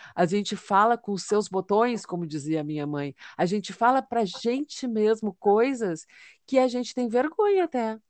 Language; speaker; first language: Portuguese; native; Portuguese